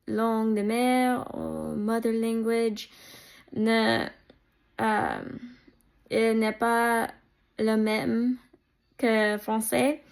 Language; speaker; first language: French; non-native, learner; English